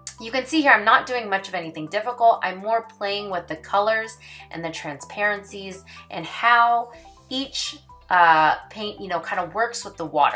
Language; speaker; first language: English; native; English